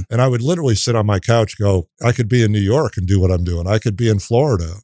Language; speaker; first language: English; native; English